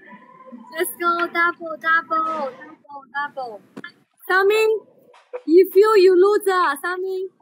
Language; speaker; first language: English; non-native, learner; Chinese